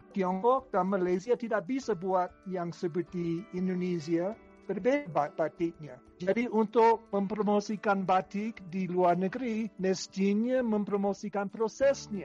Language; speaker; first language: Indonesian; non-native, fluent; English